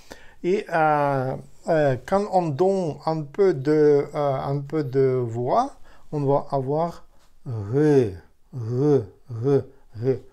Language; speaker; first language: French; non-native, learner; Ukrainian